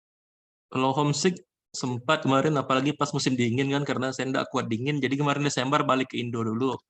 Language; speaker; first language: Indonesian; native; Indonesian